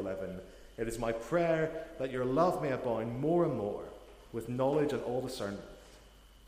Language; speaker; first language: English; native; English